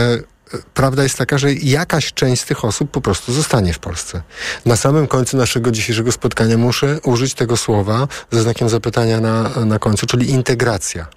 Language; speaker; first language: Polish; native; Polish